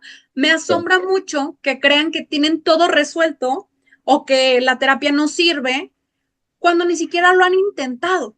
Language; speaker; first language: Spanish; native; Spanish